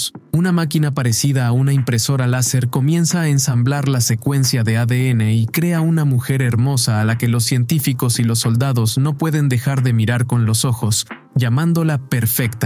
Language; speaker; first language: Spanish; native; Spanish